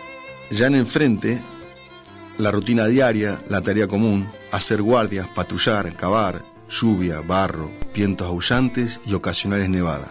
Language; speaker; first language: Spanish; native; Spanish